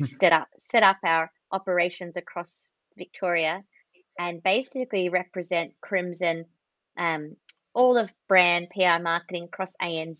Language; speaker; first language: English; native; English